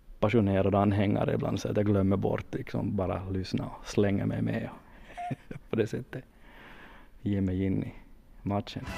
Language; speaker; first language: Swedish; native; Swedish